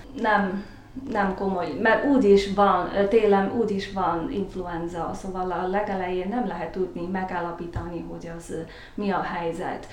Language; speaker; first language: Hungarian; non-native, learner; Chinese